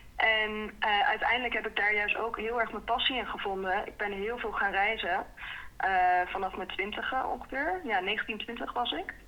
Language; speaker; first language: Dutch; early bilingual, heritage; Dutch